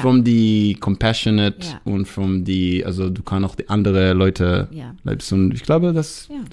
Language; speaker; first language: German; non-native, learner; Hebrew